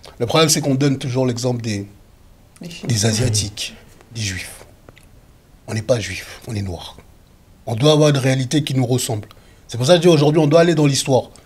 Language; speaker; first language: French; early bilingual, other home language; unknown